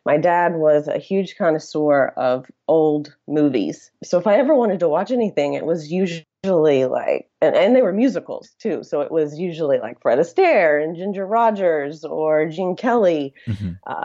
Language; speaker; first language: English; native; English